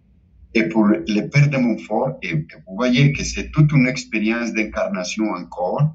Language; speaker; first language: French; non-native, fluent; Spanish